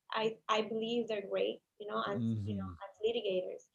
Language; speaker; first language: English; non-native, fluent; Spanish